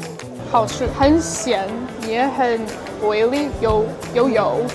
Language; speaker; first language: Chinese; non-native, learner; English